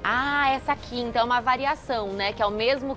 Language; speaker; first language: Portuguese; native; Portuguese